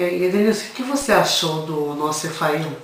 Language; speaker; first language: Portuguese; native; Portuguese